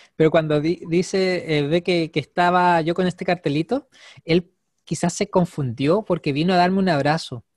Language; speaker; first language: Spanish; native; Spanish